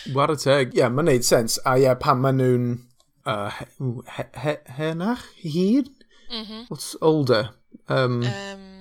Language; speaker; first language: Welsh; non-native, local second language; English